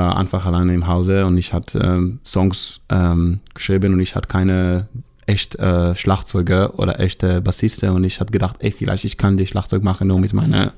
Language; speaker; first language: German; non-native, learner; Hebrew